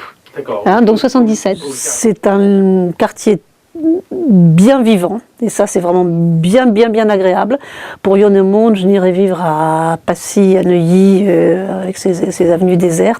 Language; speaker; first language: French; native; French